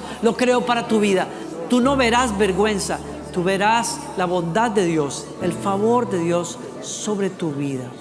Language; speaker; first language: Spanish; native; Spanish